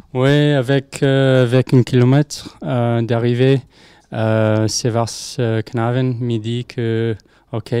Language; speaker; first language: French; non-native, learner; English